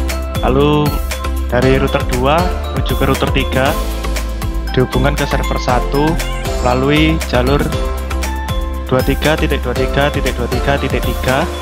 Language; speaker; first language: Indonesian; native; Indonesian